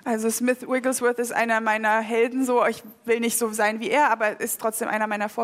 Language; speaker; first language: German; native; German